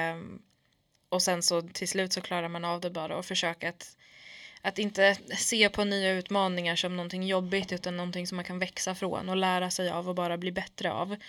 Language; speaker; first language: Swedish; early bilingual, other home language; Kurdish